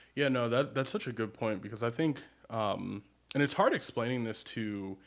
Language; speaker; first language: English; early bilingual, other home language; Yoruba